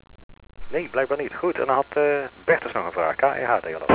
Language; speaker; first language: Dutch; native; Dutch